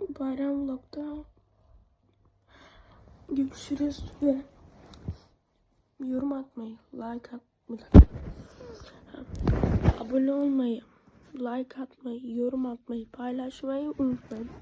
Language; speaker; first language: Turkish; early bilingual, heritage; Turkish